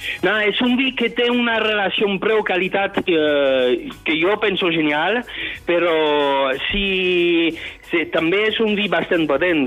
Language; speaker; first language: Catalan; non-native, fluent; French